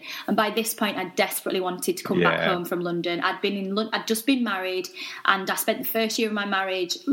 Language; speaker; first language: English; native; English